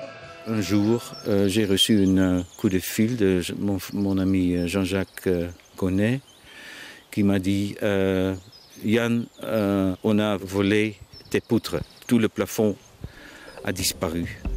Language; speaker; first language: French; non-native, fluent; Dutch